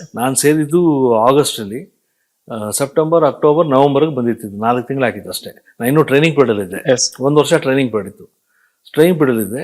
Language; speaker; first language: Kannada; native; Kannada